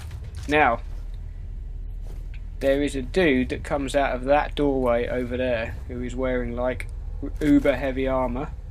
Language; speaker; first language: English; native; English